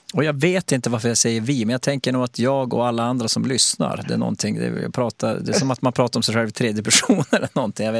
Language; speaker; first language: Swedish; native; Swedish